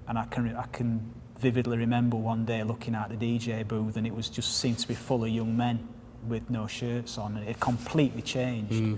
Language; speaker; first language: English; native; English